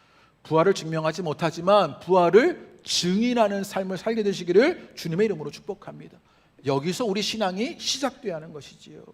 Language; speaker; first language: Korean; native; Korean